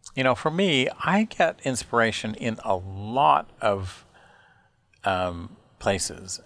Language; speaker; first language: English; native; English